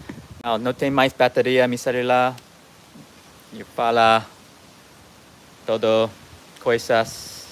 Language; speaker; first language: Portuguese; non-native, learner; English